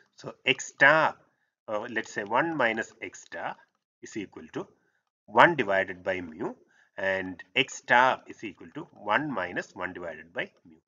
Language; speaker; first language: English; non-native, local second language; Malayalam